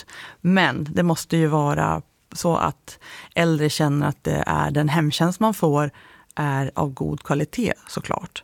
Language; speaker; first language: Swedish; native; Swedish